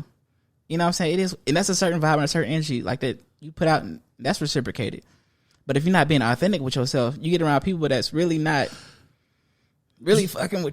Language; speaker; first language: English; native; English